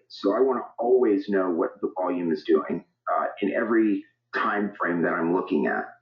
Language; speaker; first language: English; native; English